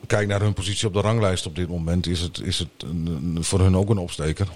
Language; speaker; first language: Dutch; native; Dutch